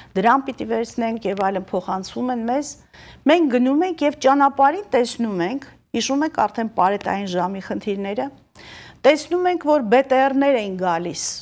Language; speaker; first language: Armenian; native; Armenian